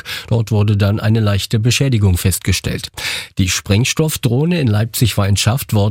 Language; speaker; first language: German; native; German